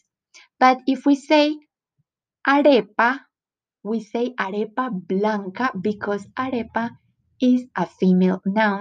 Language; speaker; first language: English; non-native, fluent; Spanish